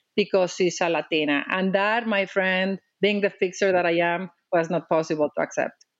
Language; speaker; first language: English; non-native, fluent; Spanish